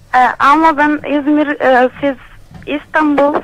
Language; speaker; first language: Turkish; non-native, learner; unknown